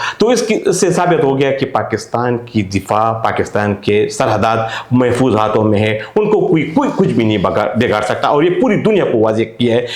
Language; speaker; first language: Urdu; non-native, local second language; Pashto